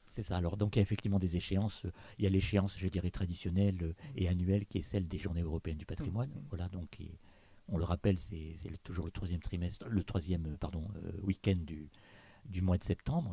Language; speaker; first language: French; native; French